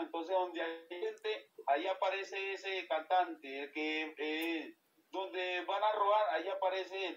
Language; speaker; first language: Spanish; native; Spanish